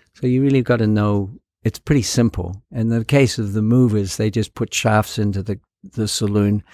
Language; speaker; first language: English; native; English